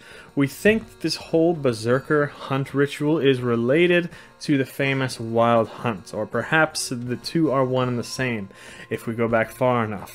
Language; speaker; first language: English; non-native, fluent; Swedish